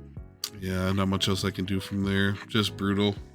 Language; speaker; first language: English; native; English